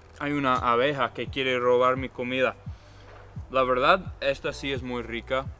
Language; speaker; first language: Spanish; non-native, fluent; English